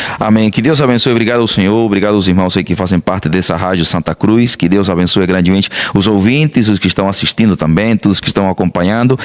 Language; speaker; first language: Portuguese; non-native, fluent; Spanish